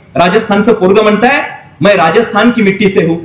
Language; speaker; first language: Hindi; non-native, local second language; Marathi